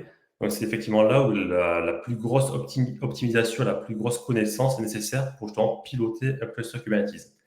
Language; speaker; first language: French; native; French